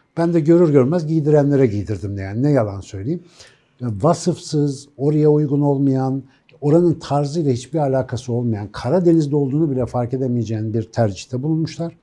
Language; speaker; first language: Turkish; native; Turkish